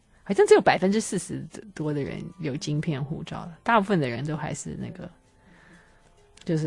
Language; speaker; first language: Chinese; native; Chinese